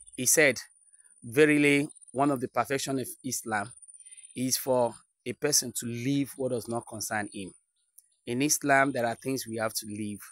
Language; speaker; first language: English; non-native, local second language; Yoruba